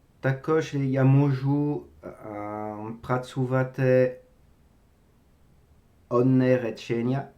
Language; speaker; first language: Ukrainian; non-native, learner; French